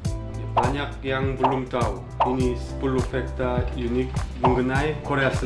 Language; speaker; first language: Indonesian; non-native, learner; Korean